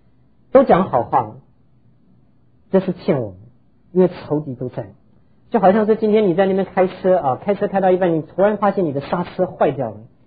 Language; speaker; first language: Chinese; native; Chinese